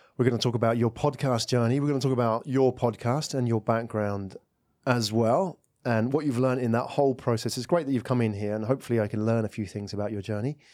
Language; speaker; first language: English; native; English